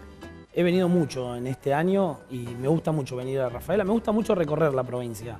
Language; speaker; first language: Spanish; native; Spanish